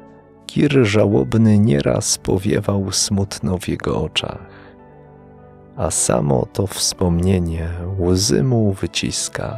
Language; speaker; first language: Polish; native; Polish